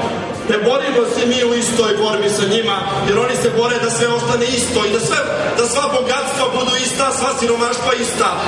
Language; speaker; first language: Serbian; native; Serbian